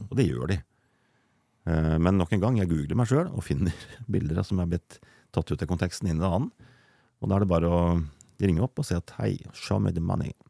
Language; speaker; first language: Norwegian; native; Norwegian